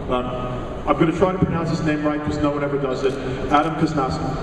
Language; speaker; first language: English; native; English